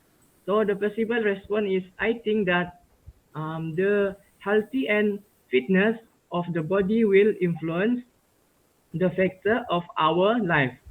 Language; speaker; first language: English; non-native, local second language; Malay